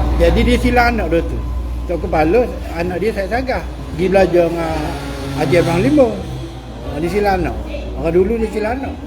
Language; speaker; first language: Malay; native; Malay